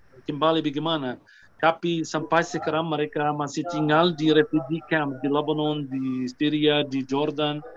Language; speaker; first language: Indonesian; non-native, fluent; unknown